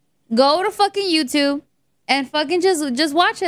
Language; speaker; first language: English; early bilingual, other home language; Spanish